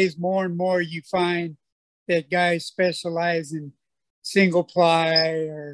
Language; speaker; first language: English; native; English